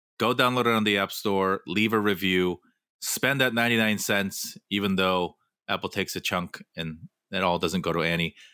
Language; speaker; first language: English; native; English